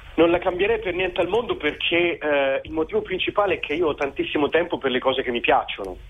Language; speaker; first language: Italian; native; Italian